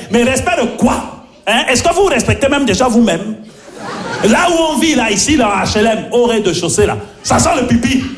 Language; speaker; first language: French; early bilingual, other home language; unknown